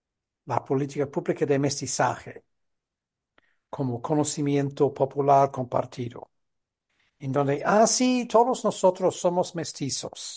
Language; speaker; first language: Spanish; non-native, fluent; English